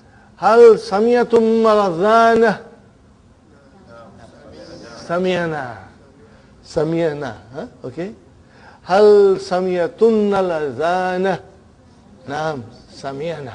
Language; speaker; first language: Arabic; non-native, fluent; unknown